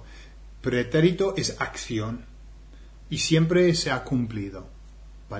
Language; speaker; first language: Spanish; non-native, fluent; English